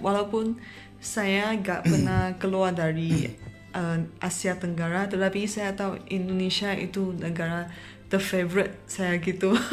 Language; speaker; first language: Indonesian; non-native, fluent; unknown